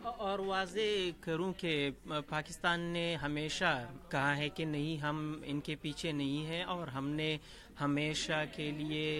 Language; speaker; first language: Urdu; non-native, fluent; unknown